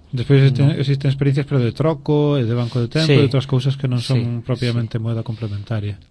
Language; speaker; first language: Galician; non-native, local second language; Spanish